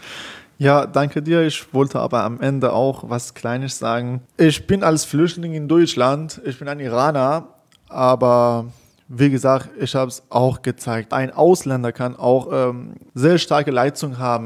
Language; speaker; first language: German; non-native, fluent; Persian